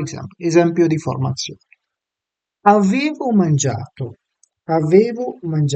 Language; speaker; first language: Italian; non-native, fluent; Urdu